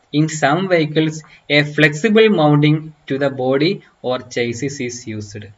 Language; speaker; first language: English; non-native, local second language; Malayalam